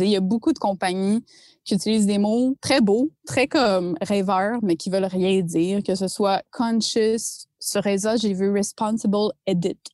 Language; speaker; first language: French; native; French